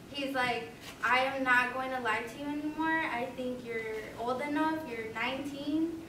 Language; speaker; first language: English; native; English